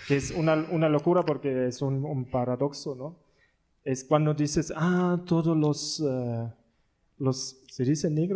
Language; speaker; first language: Spanish; non-native, learner; German